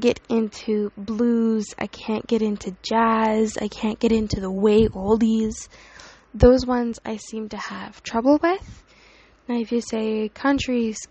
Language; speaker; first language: English; native; English